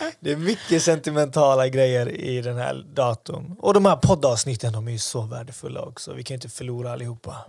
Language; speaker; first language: Swedish; early bilingual, other home language; Persian